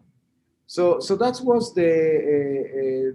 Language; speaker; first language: English; non-native, fluent; Hebrew